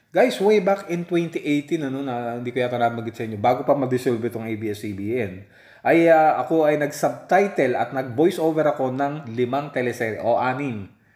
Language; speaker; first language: Filipino; native; Filipino